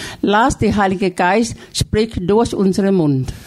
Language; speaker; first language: German; non-native, learner; Thai